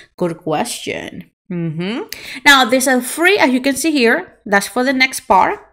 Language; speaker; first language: English; non-native, fluent; Spanish